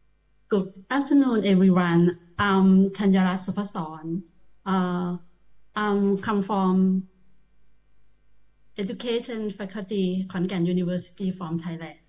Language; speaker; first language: English; non-native, learner; Thai